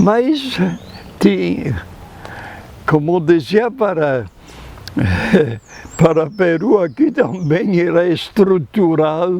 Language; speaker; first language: Portuguese; non-native, fluent; French